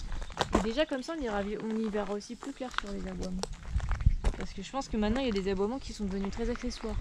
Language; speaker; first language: French; native; French